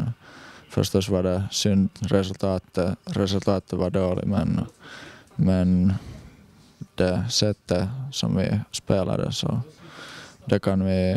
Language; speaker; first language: Swedish; non-native, learner; Finnish